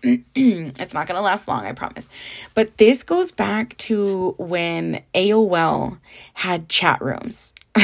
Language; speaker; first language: English; early bilingual, other home language; Spanish